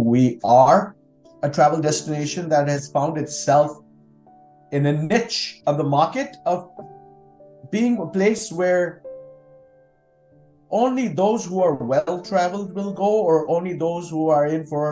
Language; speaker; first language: English; non-native, local second language; Hindi